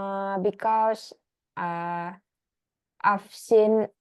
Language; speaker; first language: English; non-native, learner; Indonesian